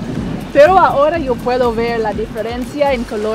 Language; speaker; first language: Spanish; non-native, fluent; English